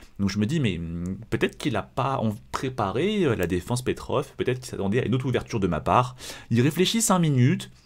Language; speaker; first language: French; native; French